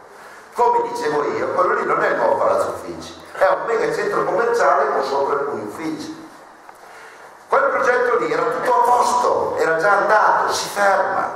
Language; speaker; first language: Italian; native; Italian